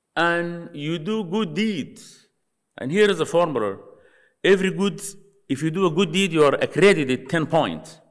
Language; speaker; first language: English; non-native, fluent; Arabic